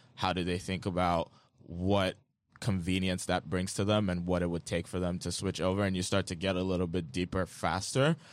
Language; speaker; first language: English; non-native, local second language; Yoruba